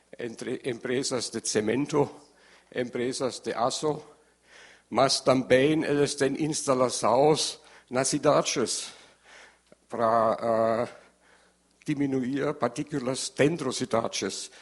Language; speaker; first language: Portuguese; non-native, learner; German